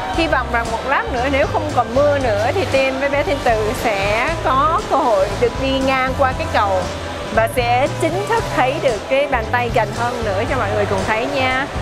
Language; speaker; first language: Vietnamese; early bilingual, heritage; Vietnamese